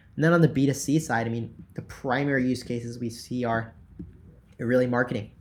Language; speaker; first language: English; native; English